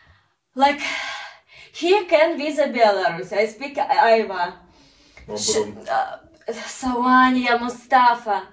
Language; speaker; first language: English; non-native, learner; Russian